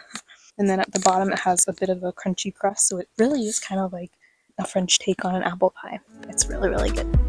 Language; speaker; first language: English; native; English